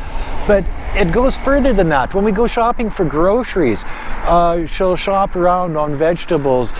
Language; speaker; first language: English; native; English